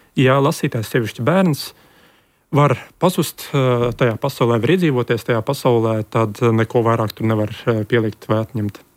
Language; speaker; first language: Latvian; native; Latvian